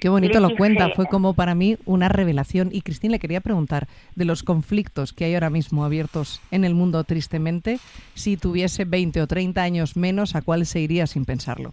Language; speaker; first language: Spanish; native; Spanish